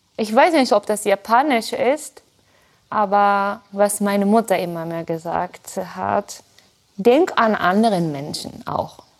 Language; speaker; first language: German; non-native, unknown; Japanese